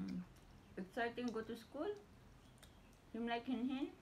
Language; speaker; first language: English; non-native, learner; Filipino